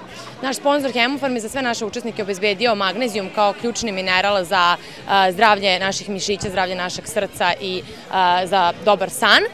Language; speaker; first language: Serbian; native; Serbian